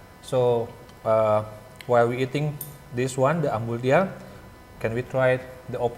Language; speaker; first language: English; non-native, fluent; Indonesian